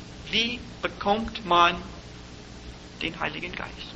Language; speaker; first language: German; non-native, fluent; English